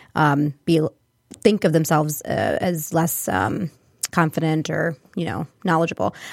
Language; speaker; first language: English; early bilingual, other home language; Hindi